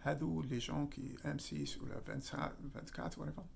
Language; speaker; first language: French; non-native, local second language; Arabic